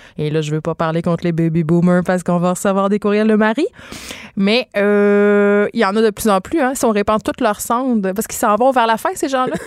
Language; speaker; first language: French; native; French